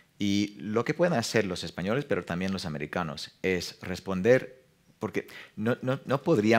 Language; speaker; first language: Spanish; non-native, fluent; English